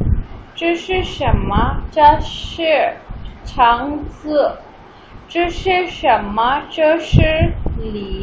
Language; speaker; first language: Chinese; non-native, fluent; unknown